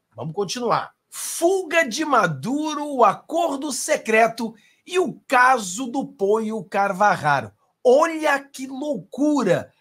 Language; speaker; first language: Portuguese; non-native, fluent; Spanish